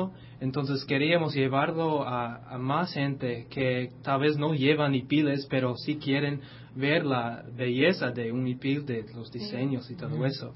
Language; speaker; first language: Spanish; non-native, fluent; English